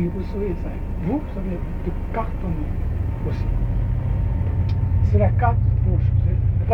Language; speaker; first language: French; non-native, fluent; Portuguese